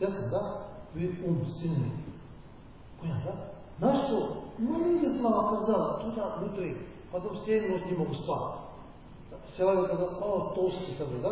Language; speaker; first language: Russian; non-native, learner; Tibetan